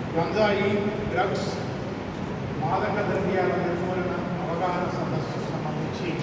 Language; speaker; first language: Telugu; native; Telugu